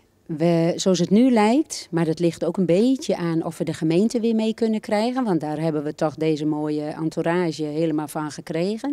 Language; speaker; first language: Dutch; native; Dutch